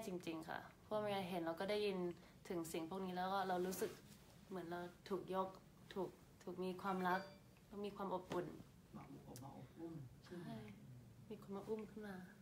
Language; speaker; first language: Thai; early bilingual, heritage; Thai